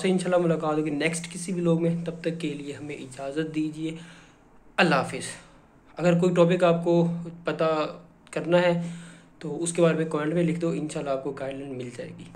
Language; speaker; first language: Urdu; non-native, local second language; Punjabi